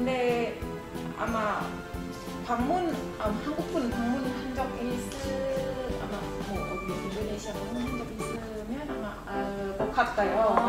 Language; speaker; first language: Korean; non-native, fluent; Indonesian